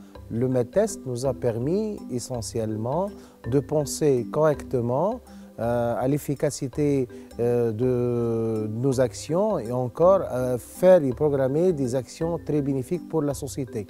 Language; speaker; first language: French; non-native, local second language; Arabic